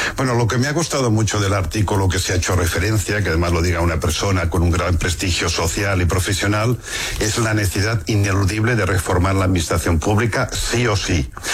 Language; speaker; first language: Spanish; non-native, local second language; Catalan